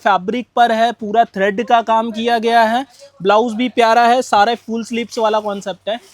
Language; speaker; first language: Hindi; non-native, local second language; Bangla